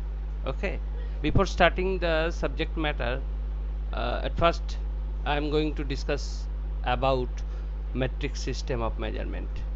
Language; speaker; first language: English; non-native, local second language; Bangla